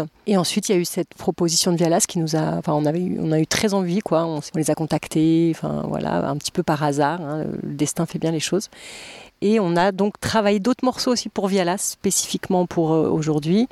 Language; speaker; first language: French; native; French